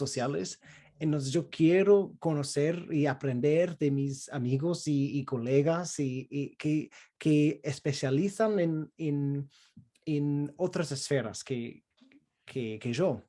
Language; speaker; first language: Spanish; non-native, fluent; English